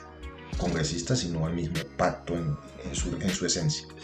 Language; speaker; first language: Spanish; native; Spanish